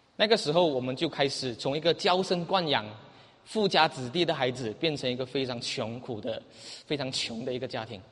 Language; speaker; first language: Chinese; native; Chinese